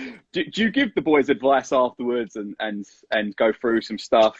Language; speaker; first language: English; native; English